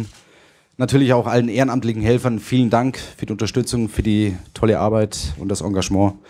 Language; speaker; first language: German; native; German